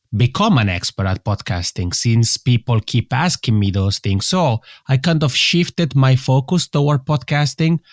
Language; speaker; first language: English; non-native, fluent; Italian